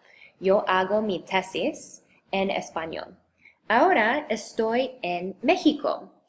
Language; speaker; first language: Spanish; non-native, fluent; English